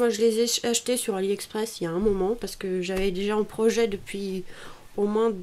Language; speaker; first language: French; native; French